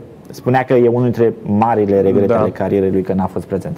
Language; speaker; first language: Romanian; native; Romanian